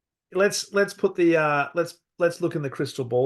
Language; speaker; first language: English; native; English